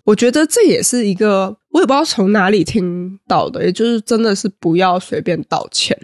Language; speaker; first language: Chinese; native; Chinese